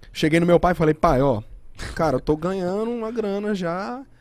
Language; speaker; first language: Portuguese; native; Portuguese